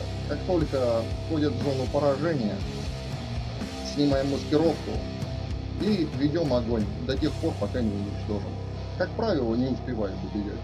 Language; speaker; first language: Russian; native; Russian